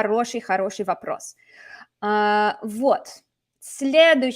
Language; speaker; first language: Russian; non-native, fluent; English